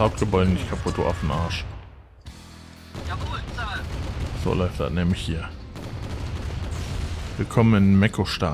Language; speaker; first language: German; native; German